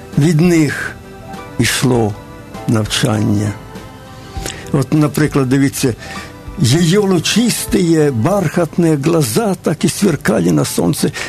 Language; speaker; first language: Ukrainian; native; Ukrainian